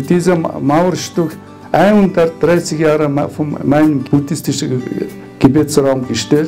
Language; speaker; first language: German; non-native, fluent; Mongolian